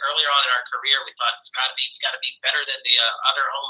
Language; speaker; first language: English; native; English